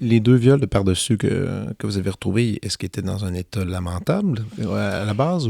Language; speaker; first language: French; native; French